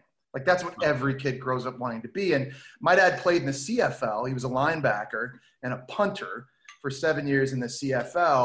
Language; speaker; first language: English; native; English